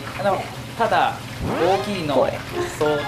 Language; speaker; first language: Japanese; non-native, learner; Chinese